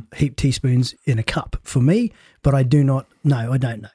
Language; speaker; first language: English; native; English